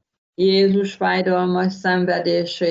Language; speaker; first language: Hungarian; native; Hungarian